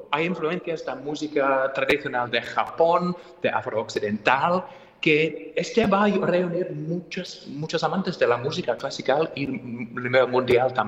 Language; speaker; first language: Spanish; non-native, fluent; English